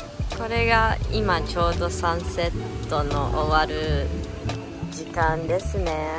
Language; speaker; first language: Japanese; early bilingual, heritage; English